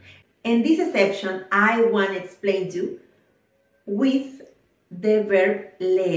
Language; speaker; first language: English; non-native, fluent; Spanish